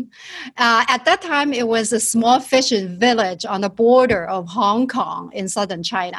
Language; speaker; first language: English; non-native, fluent; Chinese